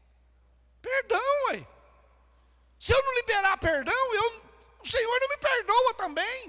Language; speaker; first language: Portuguese; native; Portuguese